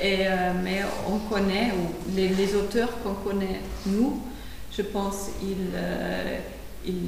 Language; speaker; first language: French; non-native, fluent; German